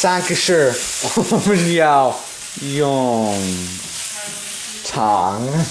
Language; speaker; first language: Chinese; non-native, learner; English